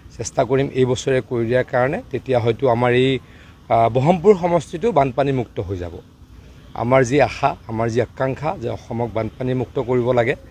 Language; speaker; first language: Assamese; native; Assamese